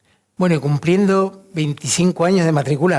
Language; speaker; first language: Spanish; native; Spanish